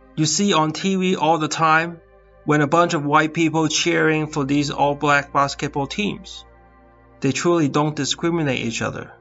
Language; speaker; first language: English; non-native, fluent; Cantonese